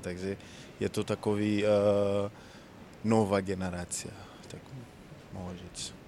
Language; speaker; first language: Czech; non-native, learner; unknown